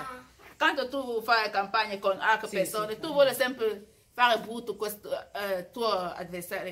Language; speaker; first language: Italian; non-native, learner; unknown